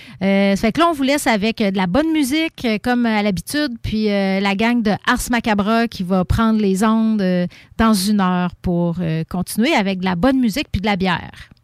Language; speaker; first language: French; native; French